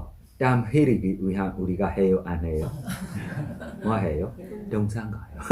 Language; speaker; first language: Korean; non-native, fluent; Burmese